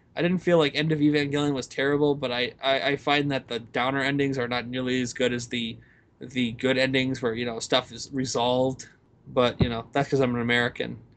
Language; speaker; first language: English; native; English